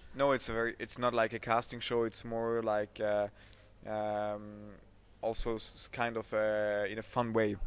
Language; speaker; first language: English; non-native, fluent; Swiss German